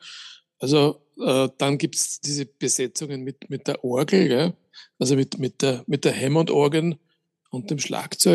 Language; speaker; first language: German; native; German